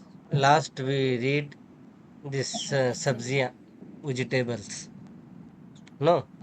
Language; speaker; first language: English; non-native, learner; Urdu